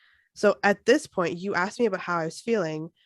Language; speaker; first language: English; native; English